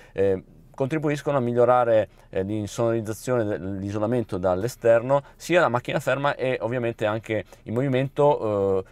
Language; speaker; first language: Italian; native; Italian